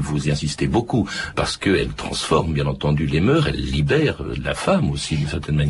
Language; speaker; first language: French; native; French